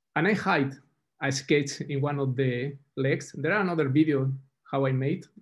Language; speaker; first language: English; non-native, fluent; Spanish